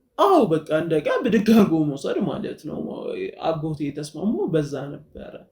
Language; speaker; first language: Amharic; native; Amharic